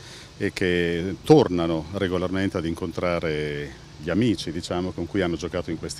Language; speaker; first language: Italian; native; Italian